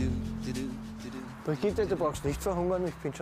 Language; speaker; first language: German; native; German